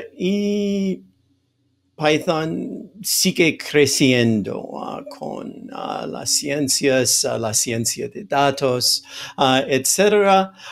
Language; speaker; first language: Spanish; non-native, fluent; English